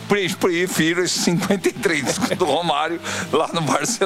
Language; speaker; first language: Portuguese; native; Portuguese